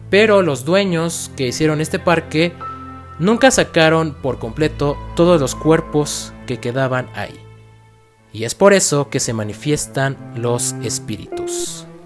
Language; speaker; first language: Spanish; native; Spanish